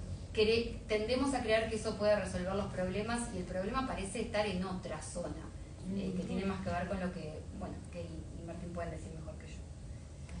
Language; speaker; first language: Spanish; native; Spanish